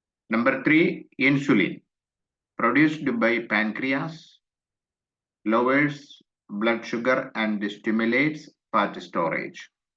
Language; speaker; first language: English; non-native, local second language; Malayalam